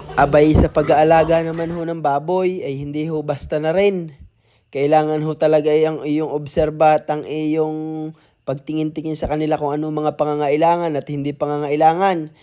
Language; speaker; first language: Filipino; native; Filipino